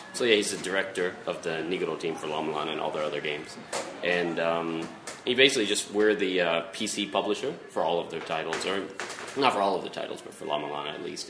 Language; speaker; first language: English; native; English